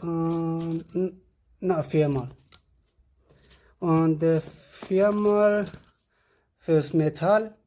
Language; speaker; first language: German; non-native, fluent; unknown